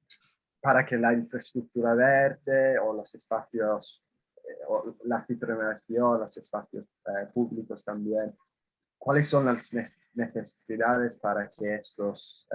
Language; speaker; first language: Spanish; non-native, fluent; English